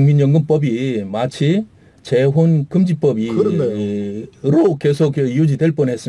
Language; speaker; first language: Korean; native; Korean